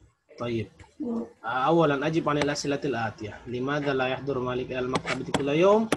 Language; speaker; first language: Arabic; non-native, fluent; Indonesian